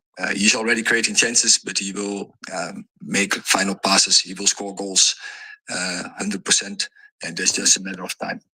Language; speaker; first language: English; non-native, fluent; Dutch